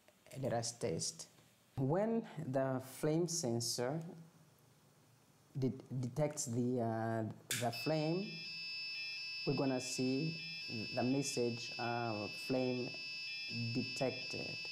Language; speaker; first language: English; non-native, fluent; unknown